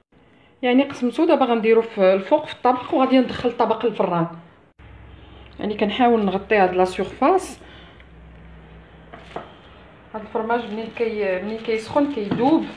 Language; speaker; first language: Arabic; native; Arabic